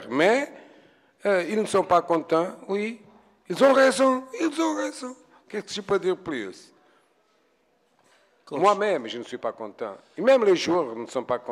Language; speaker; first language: French; non-native, fluent; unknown